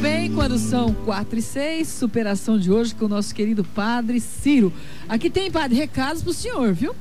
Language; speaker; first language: Portuguese; native; Portuguese